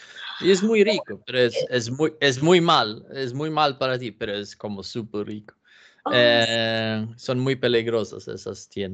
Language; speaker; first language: Spanish; non-native, fluent; Swedish